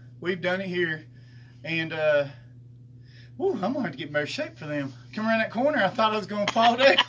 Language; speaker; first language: English; native; English